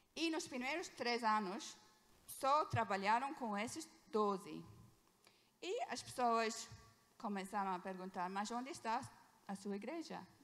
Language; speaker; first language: Portuguese; non-native, fluent; English